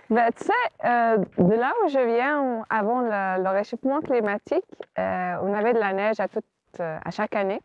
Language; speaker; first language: French; native; French